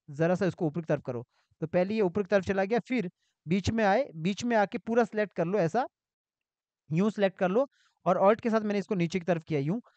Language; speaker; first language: Hindi; native; Hindi